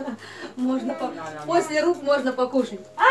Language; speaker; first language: Russian; native; Russian